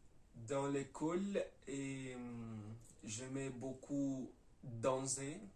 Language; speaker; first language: French; non-native, learner; Spanish